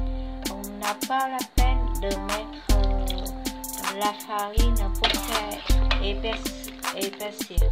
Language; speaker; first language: French; non-native, fluent; Vietnamese